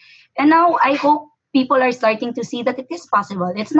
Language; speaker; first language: English; non-native, local second language; Hiligaynon